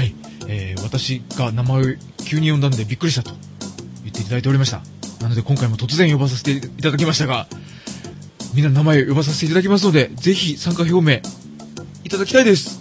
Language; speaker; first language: Japanese; native; Japanese